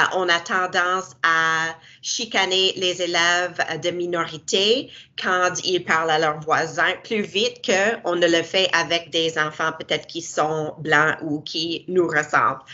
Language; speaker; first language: French; native; French